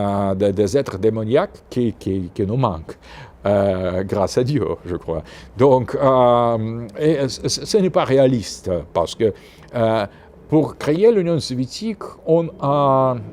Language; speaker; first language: French; non-native, fluent; Russian